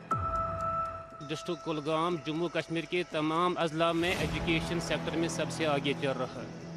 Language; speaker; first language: Hindi; non-native, local second language; Kashmiri